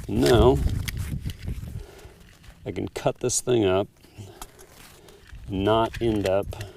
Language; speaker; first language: English; native; English